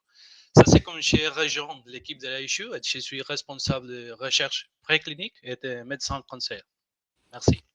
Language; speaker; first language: French; non-native, learner; Spanish